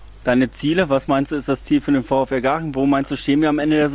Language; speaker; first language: German; native; German